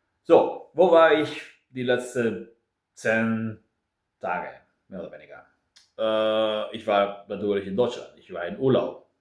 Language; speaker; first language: German; non-native, fluent; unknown